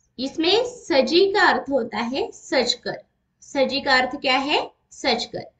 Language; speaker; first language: Hindi; non-native, local second language; Marathi